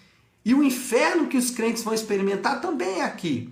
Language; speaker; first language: Portuguese; native; Portuguese